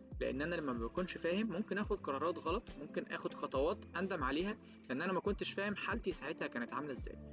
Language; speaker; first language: Arabic; native; Arabic